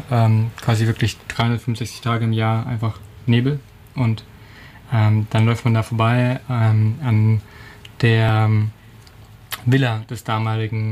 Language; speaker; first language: German; native; German